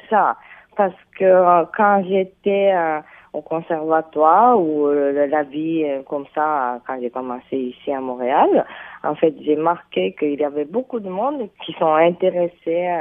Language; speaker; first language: French; non-native, fluent; Japanese